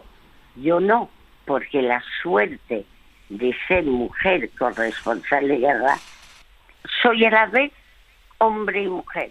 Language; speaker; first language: Spanish; early bilingual, other home language; French